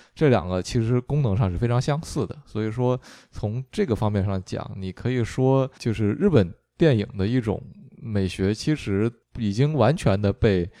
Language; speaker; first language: Chinese; native; Chinese